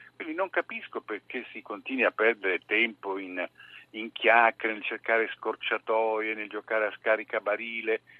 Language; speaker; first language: Italian; native; Italian